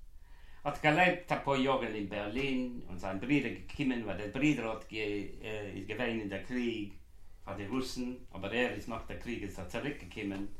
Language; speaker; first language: German; non-native, learner; Yiddish